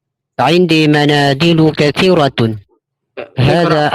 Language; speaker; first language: Arabic; non-native, learner; Filipino